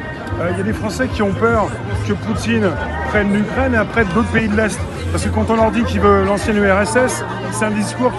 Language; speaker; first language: French; native; French